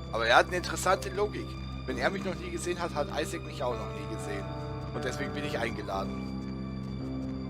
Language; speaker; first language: German; native; German